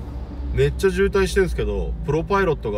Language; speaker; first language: Japanese; native; Japanese